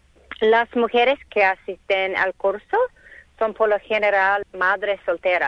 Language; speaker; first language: Spanish; non-native, learner; English